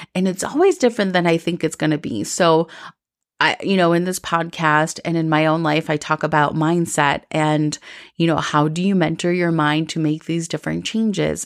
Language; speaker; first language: English; early bilingual, other home language; Spanish